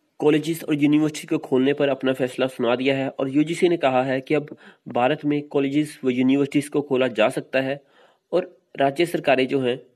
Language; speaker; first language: Hindi; non-native, local second language; Punjabi